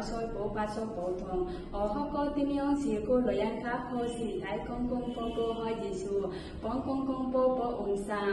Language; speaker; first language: Cantonese; non-native, learner; Bangla